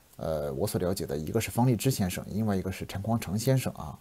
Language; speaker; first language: Chinese; native; Chinese